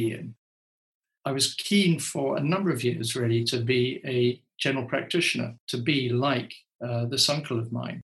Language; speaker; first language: English; native; English